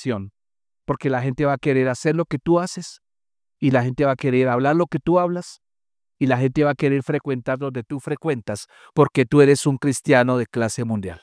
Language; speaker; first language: Spanish; native; Spanish